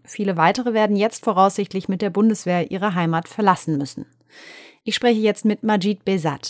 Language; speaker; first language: German; native; German